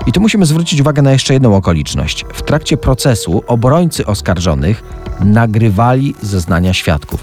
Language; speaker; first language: Polish; native; Polish